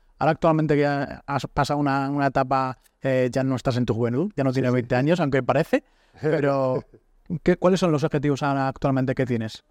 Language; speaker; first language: Spanish; native; Spanish